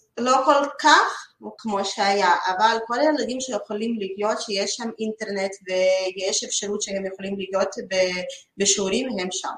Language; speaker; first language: Hebrew; non-native, learner; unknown